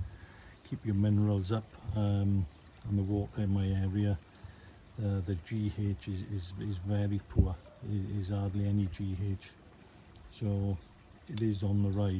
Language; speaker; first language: English; native; English